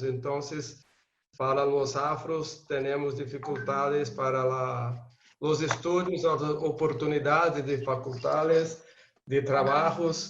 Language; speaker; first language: Spanish; non-native, fluent; Portuguese